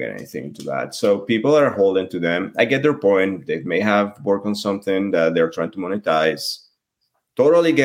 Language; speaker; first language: English; non-native, fluent; French